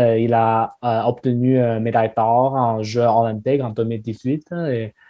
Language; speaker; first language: French; non-native, learner; Chinese